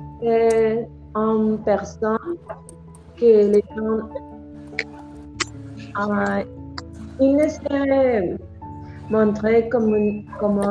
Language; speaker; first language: French; non-native, learner; Spanish